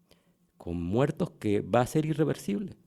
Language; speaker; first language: Spanish; native; Spanish